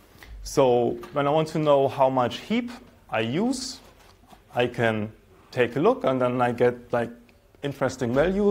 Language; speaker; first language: English; non-native, fluent; German